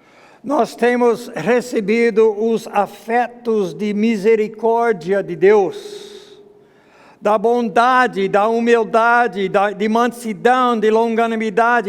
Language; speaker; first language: Portuguese; non-native, fluent; English